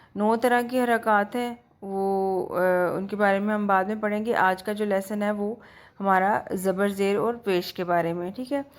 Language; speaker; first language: Urdu; native; Urdu